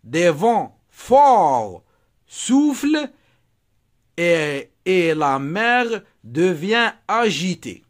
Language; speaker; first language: French; non-native, local second language; Arabic